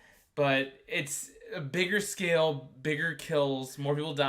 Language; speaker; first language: English; native; English